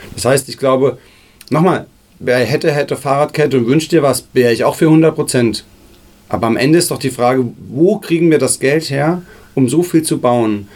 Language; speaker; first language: German; native; German